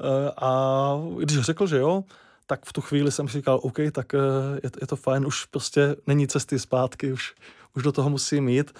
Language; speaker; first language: Czech; native; Czech